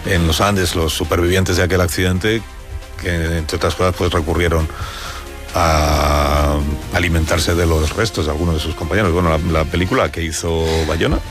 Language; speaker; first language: Spanish; native; Spanish